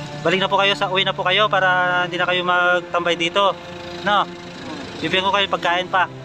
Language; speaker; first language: Filipino; native; Filipino